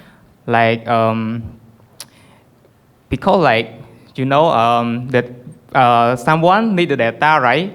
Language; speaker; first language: English; non-native, learner; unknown